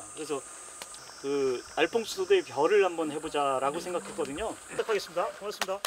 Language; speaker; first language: Korean; native; Korean